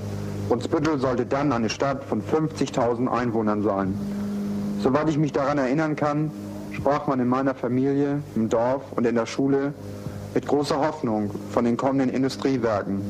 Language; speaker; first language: German; native; German